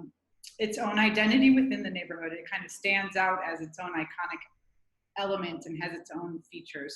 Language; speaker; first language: English; native; English